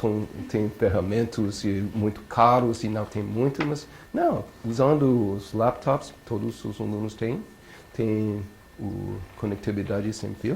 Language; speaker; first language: Portuguese; non-native, learner; English